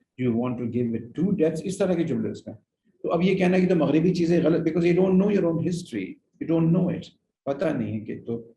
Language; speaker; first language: Urdu; native; Urdu